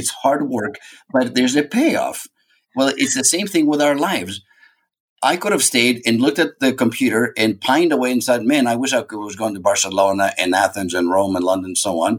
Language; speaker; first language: English; non-native, fluent; Greek